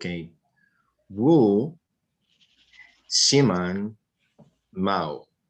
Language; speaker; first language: Chinese; non-native, learner; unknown